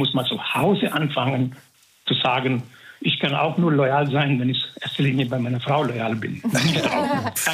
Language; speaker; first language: German; non-native, fluent; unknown